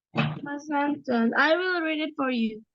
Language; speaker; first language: English; non-native, learner; Indonesian